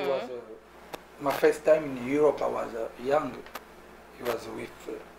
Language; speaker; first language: English; non-native, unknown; Lingala